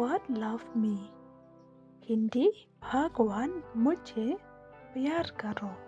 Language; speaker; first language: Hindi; non-native, local second language; Khasi